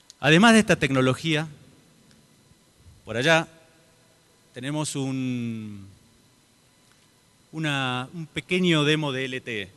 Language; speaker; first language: Spanish; native; Spanish